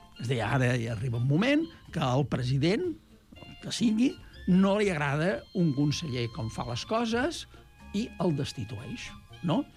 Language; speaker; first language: Catalan; native; Catalan